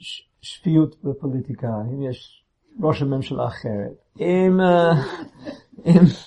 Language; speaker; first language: Hebrew; non-native, fluent; English